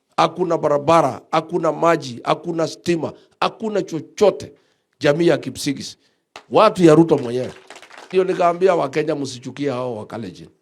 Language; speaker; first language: Swahili; non-native, local second language; Kikuyu